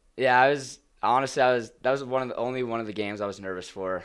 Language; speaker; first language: English; native; English